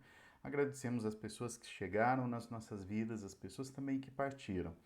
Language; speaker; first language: Portuguese; native; Portuguese